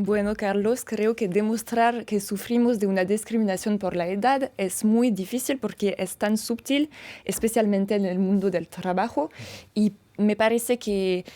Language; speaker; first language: Spanish; non-native, fluent; French